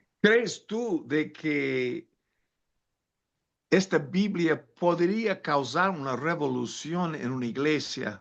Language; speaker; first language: Spanish; non-native, fluent; English